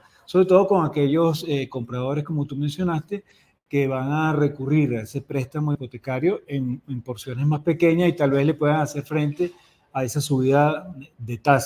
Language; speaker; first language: Spanish; native; Spanish